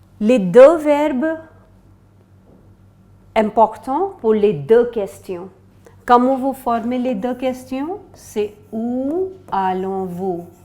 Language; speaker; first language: French; non-native, fluent; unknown